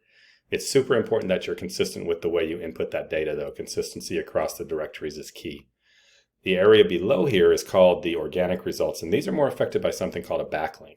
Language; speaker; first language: English; native; English